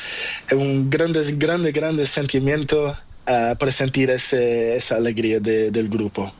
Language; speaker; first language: Spanish; non-native, learner; Portuguese